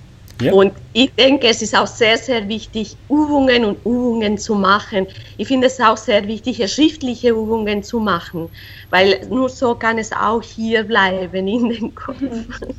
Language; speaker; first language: German; non-native, fluent; Spanish